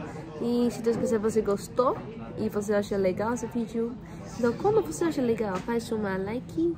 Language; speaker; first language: Portuguese; non-native, learner; Dutch